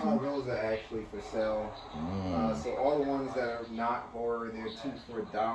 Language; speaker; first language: English; native; English